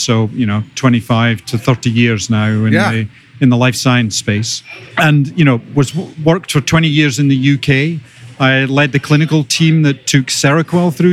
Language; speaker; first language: English; native; English